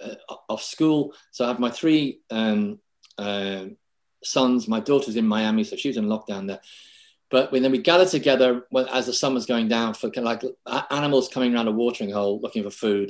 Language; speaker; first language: English; native; English